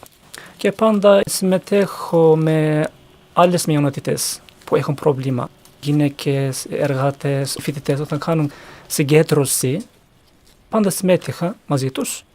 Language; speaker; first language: Greek; non-native, learner; Turkish